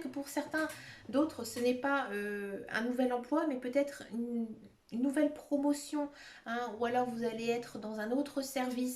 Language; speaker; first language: French; native; French